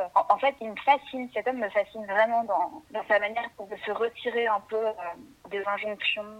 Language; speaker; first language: French; native; French